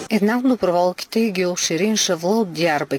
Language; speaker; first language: Bulgarian; native; Bulgarian